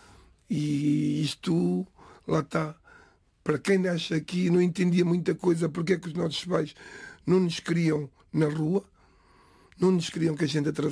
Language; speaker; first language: Portuguese; non-native, local second language; Kabuverdianu